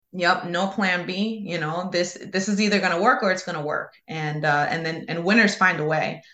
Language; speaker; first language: English; early bilingual, other home language; Spanish